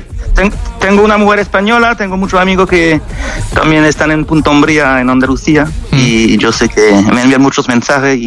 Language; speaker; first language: Spanish; non-native, fluent; French